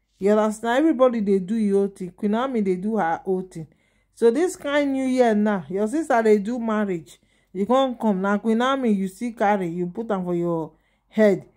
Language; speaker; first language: Nigerian Pidgin; non-native, local second language; Yoruba